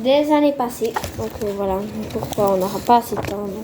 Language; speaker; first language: French; native; French